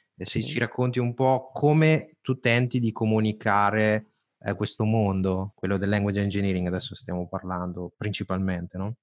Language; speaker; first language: Italian; native; Italian